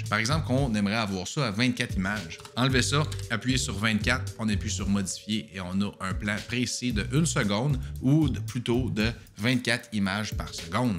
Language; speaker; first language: French; native; French